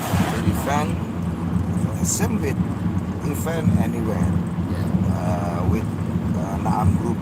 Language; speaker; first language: English; non-native, learner; Indonesian